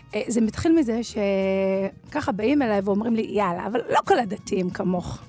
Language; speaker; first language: Hebrew; native; Hebrew